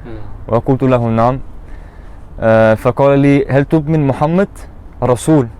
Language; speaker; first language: Arabic; non-native, learner; German